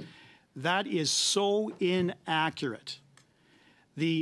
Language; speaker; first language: English; native; English